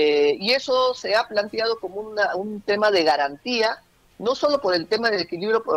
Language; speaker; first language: Spanish; native; Spanish